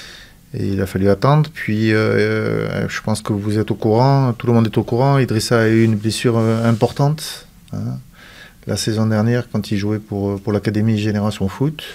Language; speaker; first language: French; native; French